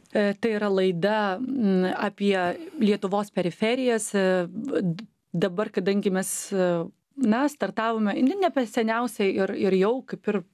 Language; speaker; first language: Lithuanian; non-native, local second language; Polish